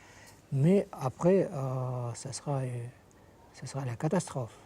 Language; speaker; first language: French; non-native, fluent; Russian